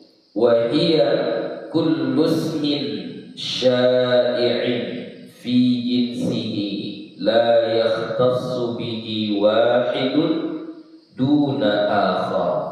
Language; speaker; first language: Arabic; non-native, fluent; Indonesian